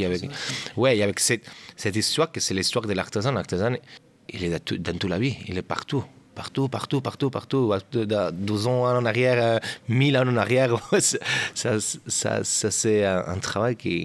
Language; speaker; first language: French; non-native, learner; Catalan